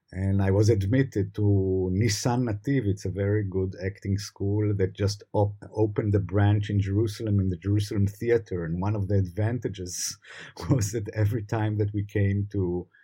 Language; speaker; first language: English; non-native, fluent; Hebrew